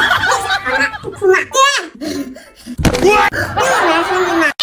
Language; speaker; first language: Chinese; native; Chinese